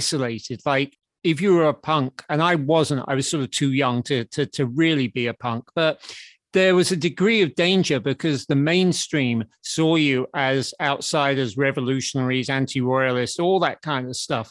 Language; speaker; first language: English; native; English